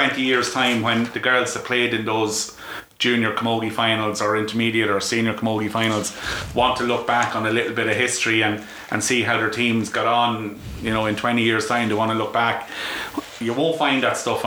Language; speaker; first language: English; native; English